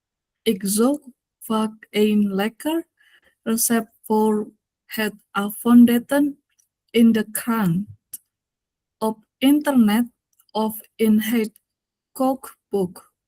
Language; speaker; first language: Dutch; non-native, learner; Indonesian